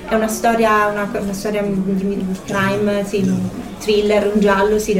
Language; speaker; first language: Italian; native; Italian